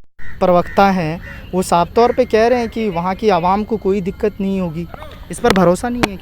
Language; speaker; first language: Hindi; native; Hindi